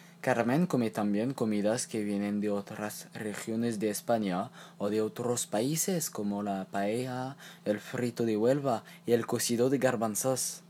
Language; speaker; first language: Spanish; non-native, learner; French